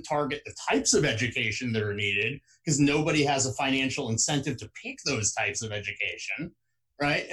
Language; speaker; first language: English; native; English